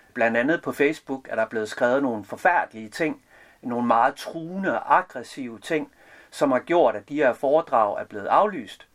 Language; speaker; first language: Danish; early bilingual, other home language; Serbian